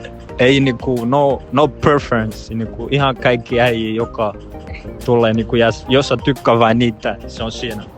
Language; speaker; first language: Finnish; non-native, learner; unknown